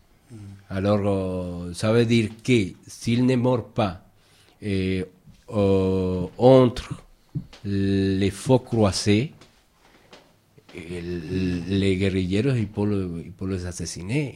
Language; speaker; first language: French; non-native, fluent; Spanish